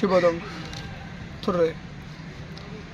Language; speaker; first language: Korean; non-native, learner; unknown